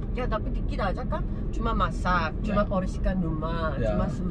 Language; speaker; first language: Indonesian; non-native, learner; Korean